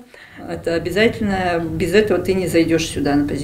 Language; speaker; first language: Russian; native; Russian